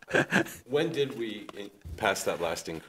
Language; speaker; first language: English; native; English